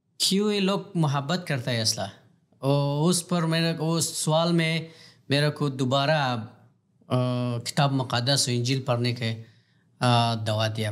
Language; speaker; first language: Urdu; non-native, learner; Pashto